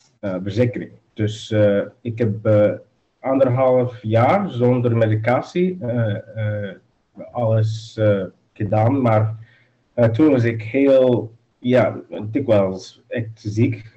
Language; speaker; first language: Dutch; non-native, learner; English